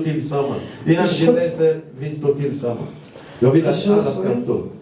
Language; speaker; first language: Swedish; non-native, learner; Lingala